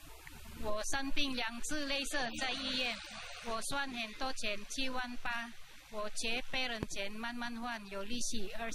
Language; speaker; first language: Chinese; non-native, learner; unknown